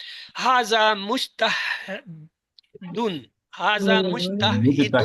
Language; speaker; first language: Arabic; non-native, fluent; Urdu